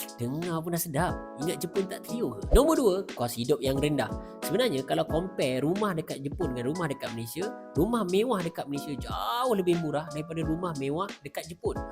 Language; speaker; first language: Malay; native; Malay